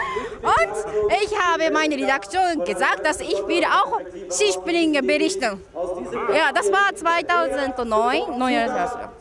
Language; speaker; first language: German; non-native, learner; Japanese